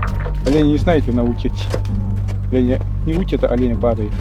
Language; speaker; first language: Russian; non-native, local second language; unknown